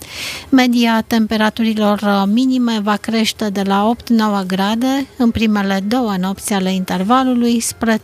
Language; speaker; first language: Romanian; native; Romanian